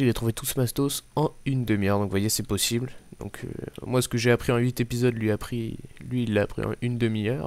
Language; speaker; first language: French; native; French